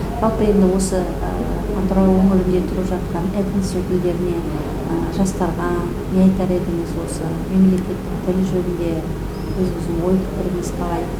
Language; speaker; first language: Kazakh; native; Kazakh